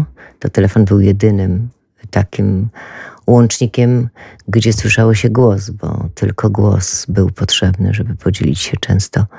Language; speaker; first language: Polish; native; Polish